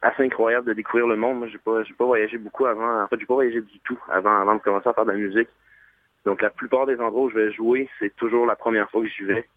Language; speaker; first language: French; native; French